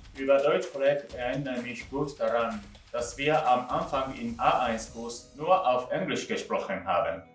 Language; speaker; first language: German; non-native, fluent; Japanese